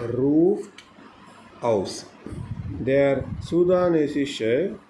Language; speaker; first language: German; non-native, fluent; Tamil